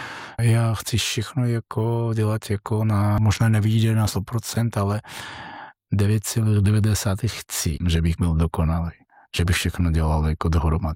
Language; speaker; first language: Czech; non-native, fluent; Georgian